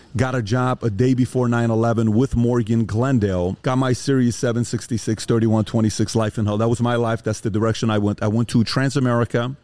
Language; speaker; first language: English; early bilingual, other home language; Persian